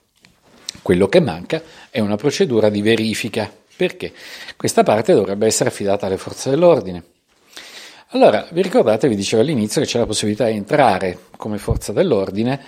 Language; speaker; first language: Italian; native; Italian